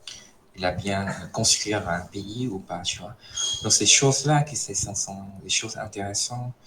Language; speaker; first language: French; non-native, fluent; Khmer